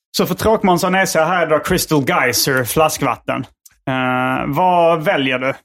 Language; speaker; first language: Swedish; native; Swedish